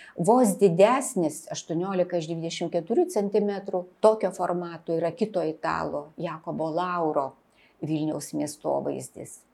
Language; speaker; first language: Lithuanian; native; Lithuanian